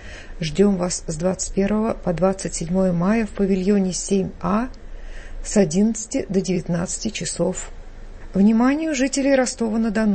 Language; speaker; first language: Russian; native; Russian